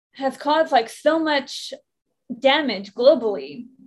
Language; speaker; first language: English; non-native, fluent; Persian